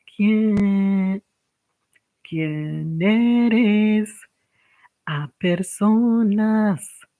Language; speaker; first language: Spanish; non-native, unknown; English